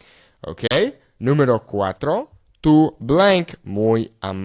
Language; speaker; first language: Spanish; non-native, fluent; English